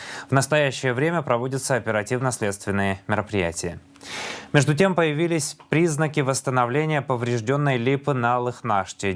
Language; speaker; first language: Russian; native; Russian